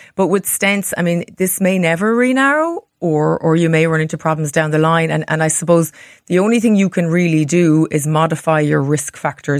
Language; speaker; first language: English; native; English